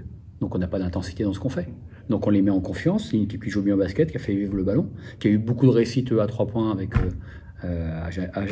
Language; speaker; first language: French; native; French